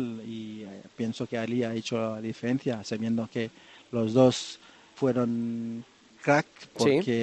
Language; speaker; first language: Spanish; non-native, fluent; French